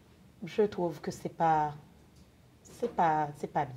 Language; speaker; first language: French; non-native, local second language; Haitian Creole